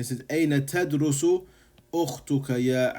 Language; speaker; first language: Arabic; non-native, fluent; English